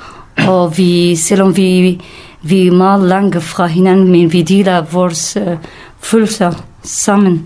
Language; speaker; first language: Danish; non-native, learner; Kurdish